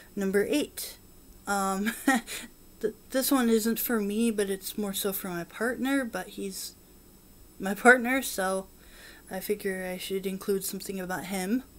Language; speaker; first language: English; native; English